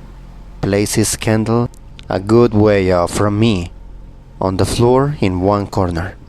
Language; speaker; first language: English; non-native, fluent; Spanish